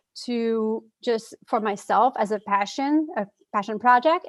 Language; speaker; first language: English; non-native, fluent; French